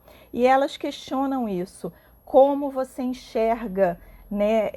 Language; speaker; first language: Portuguese; native; Portuguese